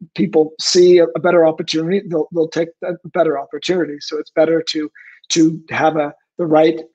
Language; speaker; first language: English; native; English